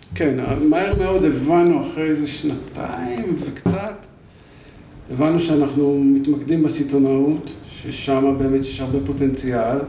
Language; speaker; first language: Hebrew; native; Hebrew